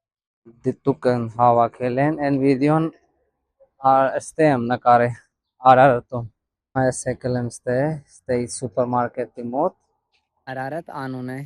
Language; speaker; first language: Armenian; non-native, learner; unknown